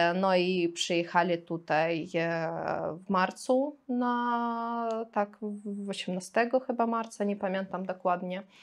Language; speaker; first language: Polish; non-native, fluent; Russian